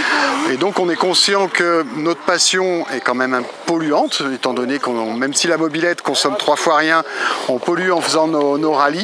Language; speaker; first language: French; native; French